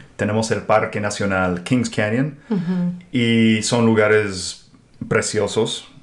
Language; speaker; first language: Spanish; non-native, fluent; English